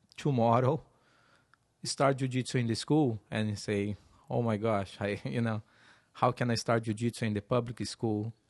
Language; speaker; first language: English; non-native, learner; Portuguese